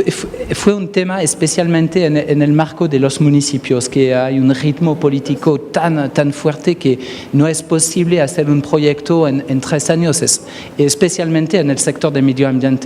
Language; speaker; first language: Spanish; non-native, fluent; French